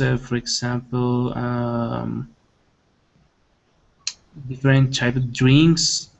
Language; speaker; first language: English; non-native, learner; Spanish